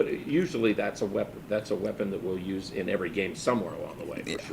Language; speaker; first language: English; native; English